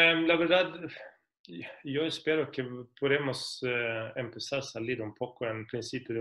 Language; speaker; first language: Spanish; non-native, fluent; Swedish